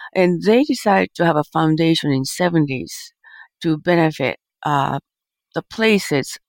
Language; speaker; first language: English; early bilingual, other home language; Japanese